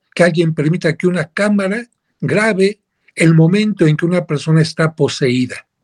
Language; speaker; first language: Spanish; native; Spanish